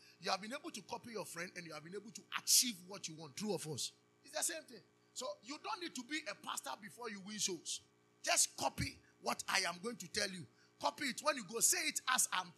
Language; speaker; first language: English; non-native, local second language; Akan